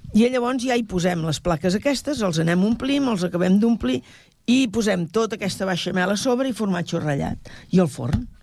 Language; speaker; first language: Catalan; native; Catalan